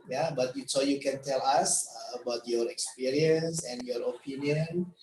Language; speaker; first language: English; non-native, fluent; Indonesian